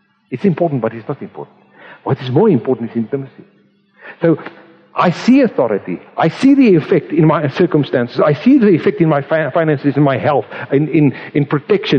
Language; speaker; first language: English; non-native, local second language; Afrikaans